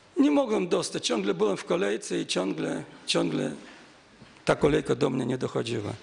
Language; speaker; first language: Polish; non-native, fluent; Russian